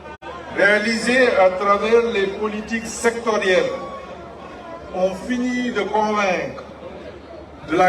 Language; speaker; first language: French; non-native, local second language; Wolof